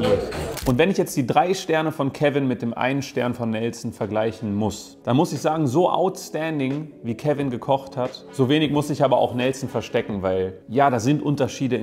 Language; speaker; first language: German; native; German